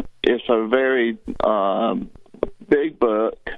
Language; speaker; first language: English; native; English